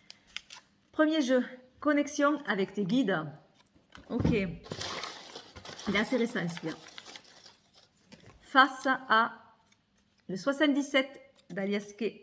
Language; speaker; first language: French; native; French